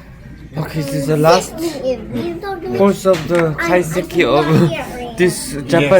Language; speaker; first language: English; non-native, fluent; Korean